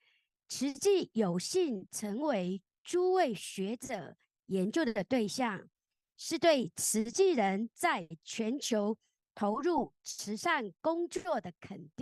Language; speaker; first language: Chinese; native; Chinese